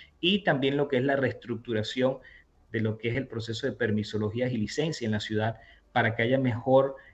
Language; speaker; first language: Spanish; native; Spanish